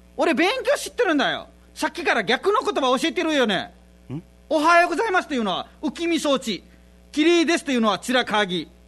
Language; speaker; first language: Japanese; non-native, fluent; Nepali